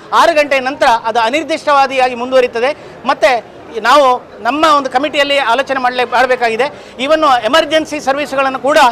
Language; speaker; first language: Kannada; native; Kannada